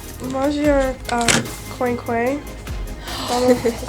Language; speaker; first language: French; non-native, local second language; English